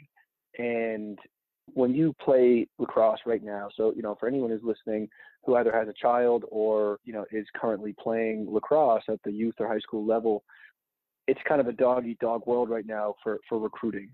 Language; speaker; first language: English; native; English